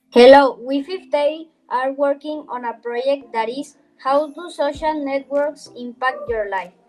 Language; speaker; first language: English; non-native, learner; Spanish